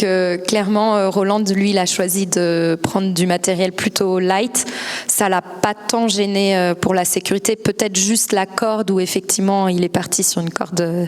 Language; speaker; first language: French; native; French